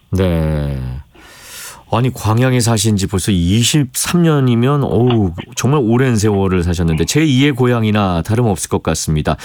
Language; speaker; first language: Korean; native; Korean